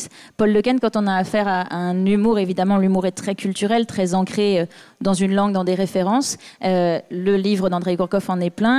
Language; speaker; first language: French; native; French